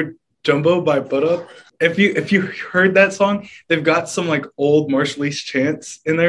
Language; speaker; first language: English; native; English